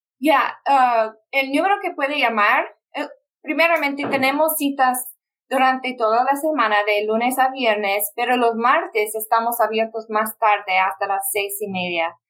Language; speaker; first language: Spanish; non-native, fluent; English